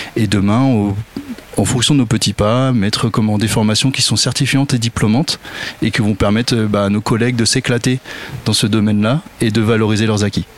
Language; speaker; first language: French; native; French